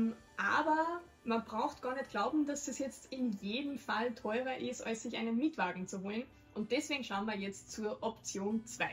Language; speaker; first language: German; native; German